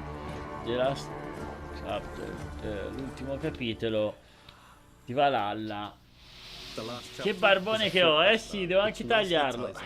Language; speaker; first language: Italian; native; Italian